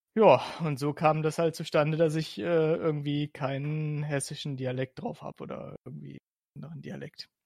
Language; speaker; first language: German; early bilingual, other home language; Slovak